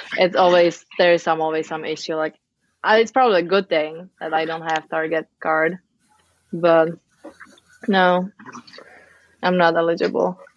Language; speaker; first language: English; non-native, fluent; Czech